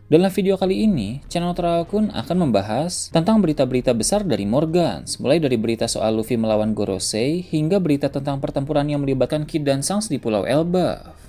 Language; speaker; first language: Indonesian; native; Indonesian